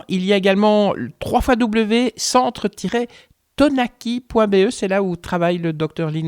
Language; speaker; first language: French; native; French